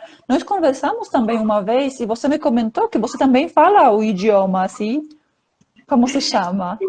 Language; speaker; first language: Portuguese; non-native, fluent; Polish